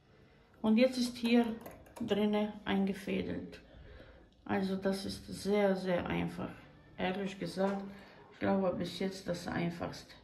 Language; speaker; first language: German; non-native, fluent; Croatian